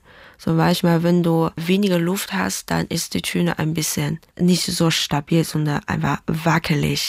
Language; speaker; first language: German; non-native, learner; Chinese